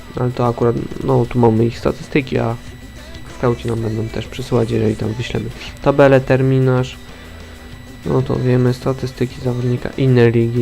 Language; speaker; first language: Polish; native; Polish